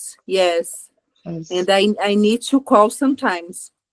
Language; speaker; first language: English; non-native, learner; Portuguese